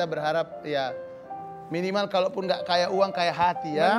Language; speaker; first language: Indonesian; native; Indonesian